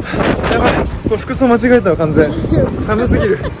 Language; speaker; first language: Japanese; native; Japanese